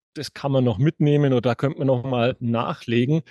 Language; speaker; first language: German; native; German